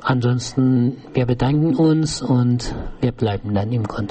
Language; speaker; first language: German; non-native, fluent; Persian